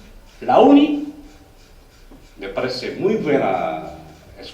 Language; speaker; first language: Spanish; non-native, learner; Korean